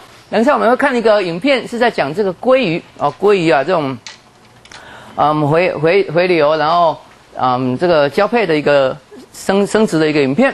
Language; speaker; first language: Chinese; native; Chinese